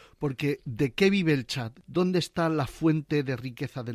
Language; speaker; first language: Spanish; native; Spanish